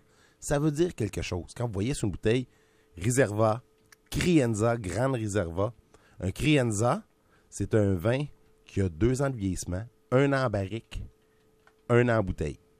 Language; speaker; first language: French; native; French